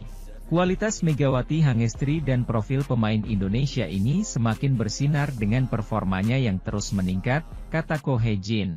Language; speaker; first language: Indonesian; native; Indonesian